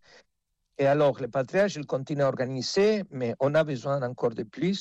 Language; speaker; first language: French; non-native, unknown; Spanish